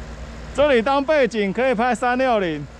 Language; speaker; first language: Chinese; native; Chinese